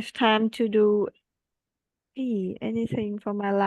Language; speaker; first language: English; non-native, learner; Vietnamese